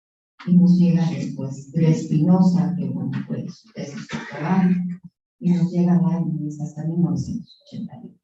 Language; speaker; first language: Spanish; native; Spanish